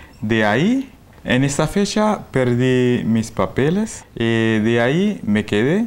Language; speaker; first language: Spanish; non-native, fluent; Haitian Creole